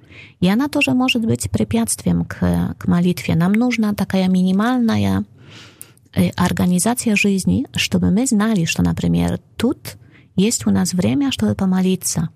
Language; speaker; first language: Russian; non-native, fluent; Polish